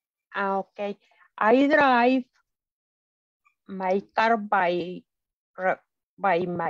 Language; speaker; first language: English; non-native, learner; Spanish